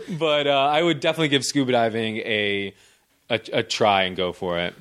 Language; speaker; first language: English; native; English